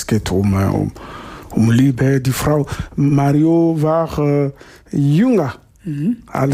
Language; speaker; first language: German; non-native, learner; Lingala